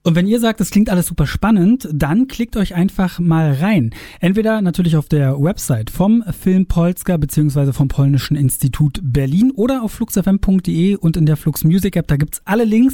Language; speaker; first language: German; native; German